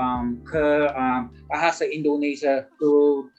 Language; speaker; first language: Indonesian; non-native, learner; English